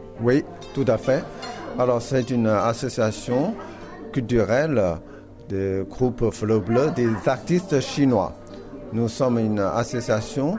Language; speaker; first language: French; non-native, fluent; Chinese